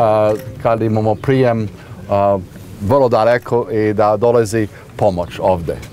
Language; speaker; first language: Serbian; early bilingual, heritage; Serbian